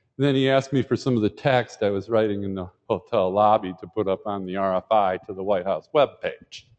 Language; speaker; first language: English; native; English